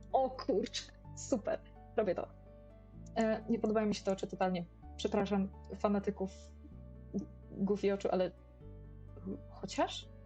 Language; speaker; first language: Polish; native; Polish